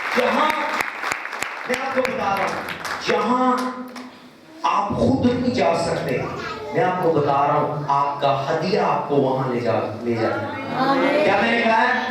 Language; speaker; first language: Urdu; non-native, local second language; Punjabi